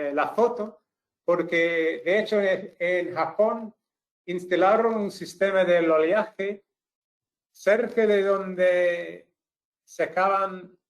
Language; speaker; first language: Spanish; non-native, fluent; English